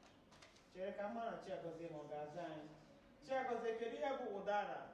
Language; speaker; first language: Igbo; native; Igbo